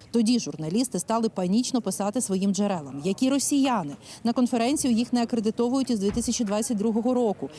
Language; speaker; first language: Ukrainian; native; Ukrainian